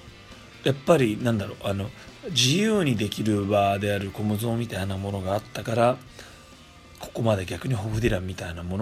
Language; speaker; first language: Japanese; native; Japanese